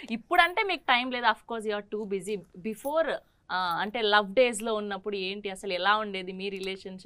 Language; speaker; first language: Telugu; native; Telugu